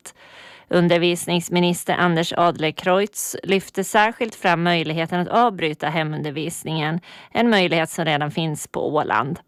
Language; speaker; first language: Swedish; native; Swedish